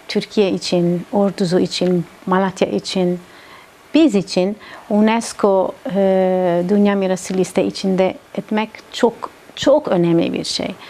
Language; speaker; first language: Turkish; non-native, learner; Italian